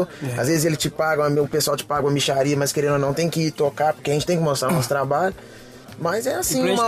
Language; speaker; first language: Portuguese; native; Portuguese